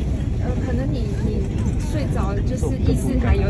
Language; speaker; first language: Chinese; native; Chinese